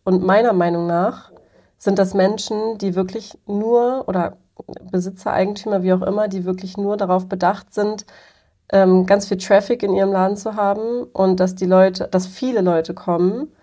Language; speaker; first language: German; native; German